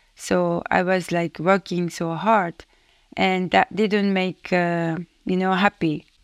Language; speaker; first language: English; non-native, fluent; Japanese